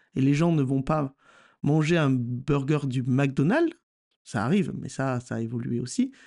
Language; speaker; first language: French; native; French